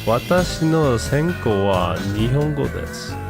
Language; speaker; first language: Japanese; non-native, learner; English